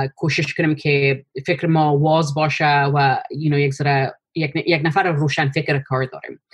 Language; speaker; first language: Persian; early bilingual, heritage; Persian